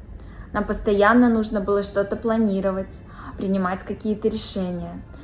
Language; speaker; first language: Russian; native; Russian